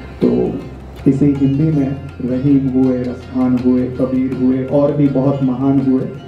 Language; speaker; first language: Hindi; native; Hindi